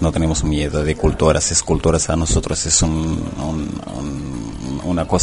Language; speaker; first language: Spanish; non-native, learner; Arabic